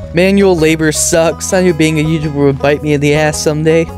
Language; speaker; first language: English; native; English